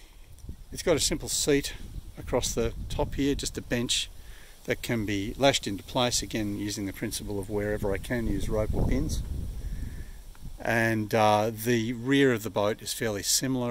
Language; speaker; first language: English; native; English